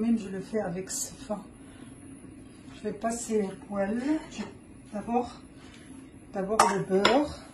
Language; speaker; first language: French; non-native, local second language; Arabic